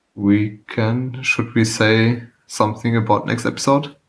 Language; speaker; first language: English; non-native, fluent; German